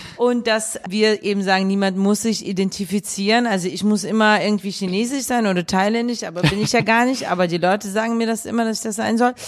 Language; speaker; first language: German; early bilingual, other home language; Russian